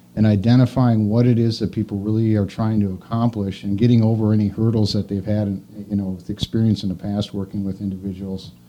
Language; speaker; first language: English; native; English